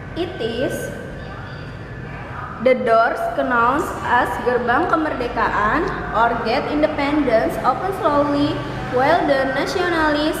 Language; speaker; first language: English; non-native, learner; Indonesian